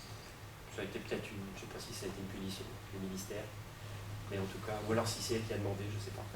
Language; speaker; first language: French; native; French